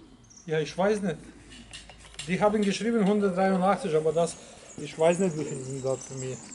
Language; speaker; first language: German; non-native, local second language; Polish